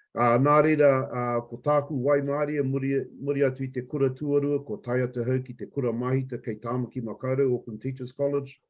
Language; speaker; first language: Māori; non-native, local second language; English